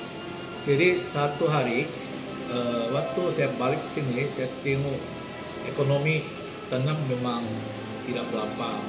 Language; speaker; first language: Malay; non-native, local second language; Hakka Chinese